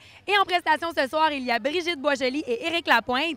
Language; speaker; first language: French; native; French